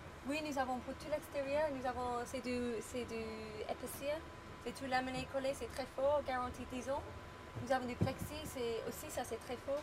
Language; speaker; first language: French; non-native, learner; English